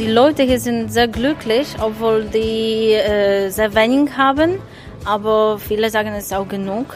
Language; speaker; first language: German; non-native, fluent; Polish